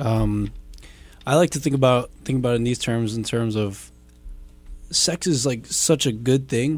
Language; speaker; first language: English; native; English